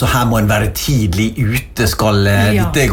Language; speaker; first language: Norwegian; native; Norwegian